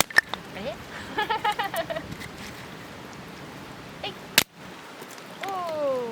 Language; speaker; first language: Japanese; native; Japanese